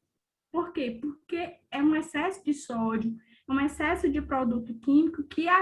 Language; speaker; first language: Portuguese; native; Portuguese